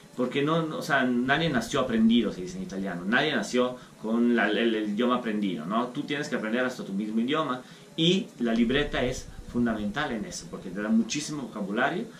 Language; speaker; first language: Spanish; non-native, fluent; Italian